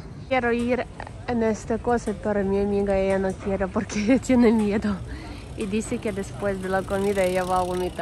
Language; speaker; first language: Spanish; non-native, learner; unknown